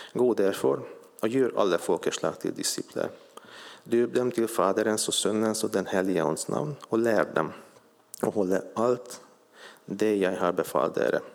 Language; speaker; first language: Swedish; non-native, fluent; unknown